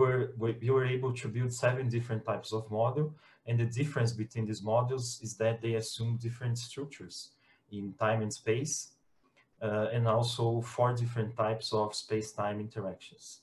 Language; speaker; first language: English; non-native, fluent; Portuguese